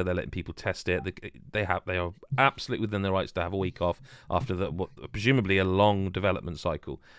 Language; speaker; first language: English; native; English